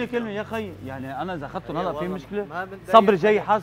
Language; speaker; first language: Arabic; native; Arabic